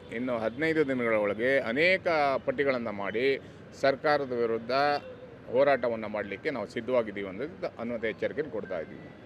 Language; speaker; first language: Kannada; native; Kannada